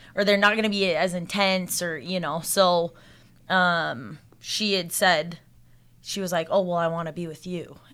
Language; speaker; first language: English; native; English